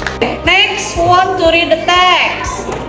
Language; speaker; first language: English; non-native, learner; Indonesian